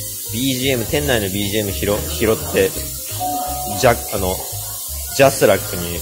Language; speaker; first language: Japanese; native; Japanese